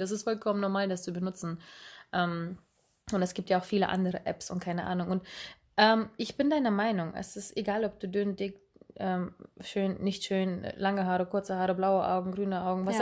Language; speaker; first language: German; native; German